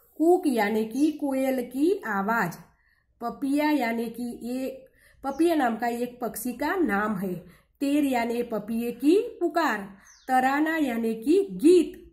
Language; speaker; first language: Hindi; non-native, local second language; Gujarati